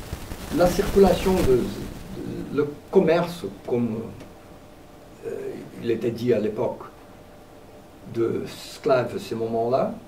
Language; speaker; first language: French; non-native, fluent; Portuguese